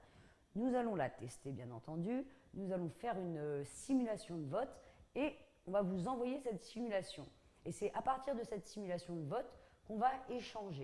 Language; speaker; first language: French; native; French